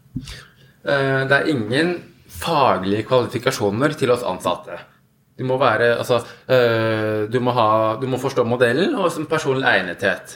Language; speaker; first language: Norwegian; early bilingual, other home language; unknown